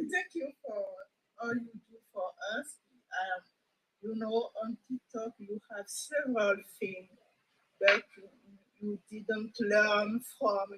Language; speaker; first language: English; non-native, local second language; French